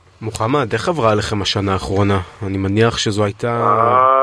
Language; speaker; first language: Hebrew; native; Hebrew